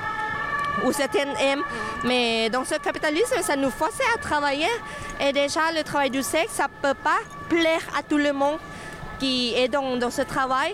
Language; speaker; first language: French; non-native, fluent; Thai